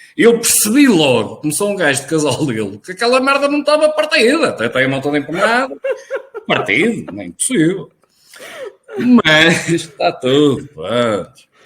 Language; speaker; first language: Portuguese; native; Portuguese